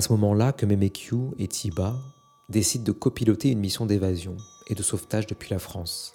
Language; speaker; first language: French; native; French